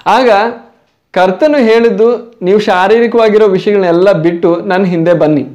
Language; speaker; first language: Kannada; non-native, local second language; Malayalam